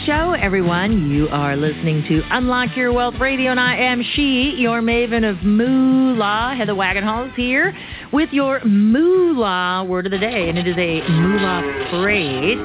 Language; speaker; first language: English; early bilingual, other home language; Romanian